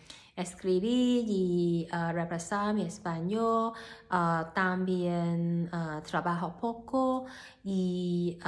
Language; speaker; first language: Spanish; non-native, learner; Cantonese